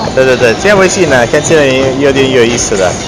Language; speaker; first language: Chinese; non-native, learner; Italian